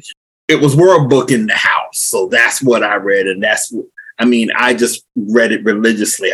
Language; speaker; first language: English; native; English